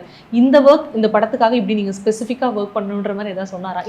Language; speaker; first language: Tamil; native; Tamil